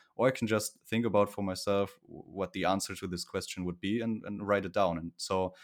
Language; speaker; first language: English; non-native, fluent; German